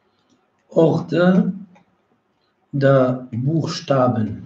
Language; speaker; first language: German; non-native, fluent; Arabic